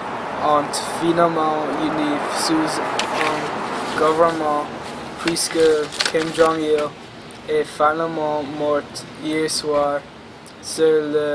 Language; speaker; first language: French; non-native, learner; English